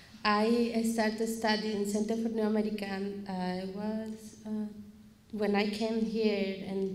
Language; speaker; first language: English; non-native, learner; Spanish